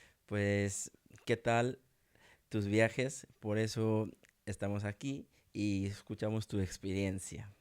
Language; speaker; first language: Spanish; non-native, learner; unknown